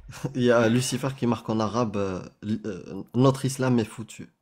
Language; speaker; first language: French; native; French